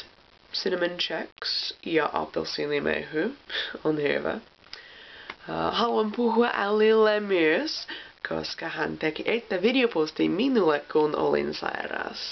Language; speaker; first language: Finnish; non-native, learner; English